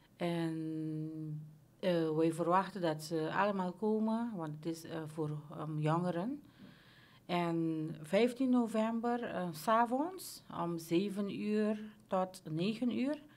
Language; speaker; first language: Dutch; non-native, local second language; Papiamento